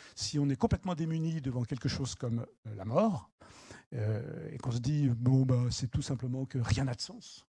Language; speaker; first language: French; native; French